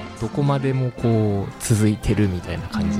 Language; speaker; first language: Japanese; native; Japanese